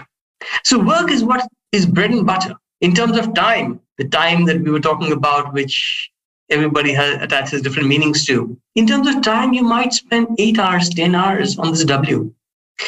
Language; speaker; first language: English; non-native, local second language; Hindi